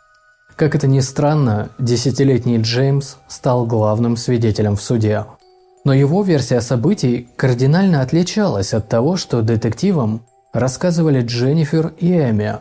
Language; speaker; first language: Russian; native; Russian